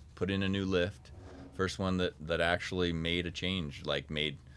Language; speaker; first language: English; native; English